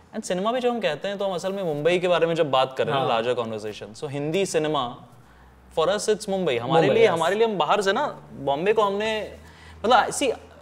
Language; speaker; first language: Hindi; native; Hindi